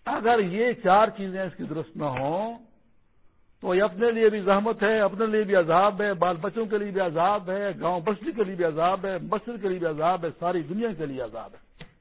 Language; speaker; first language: Urdu; non-native, local second language; Pashto